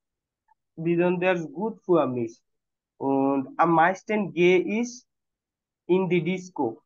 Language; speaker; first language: German; non-native, fluent; Bangla